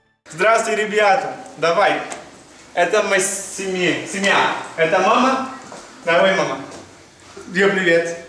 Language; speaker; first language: Russian; non-native, learner; Portuguese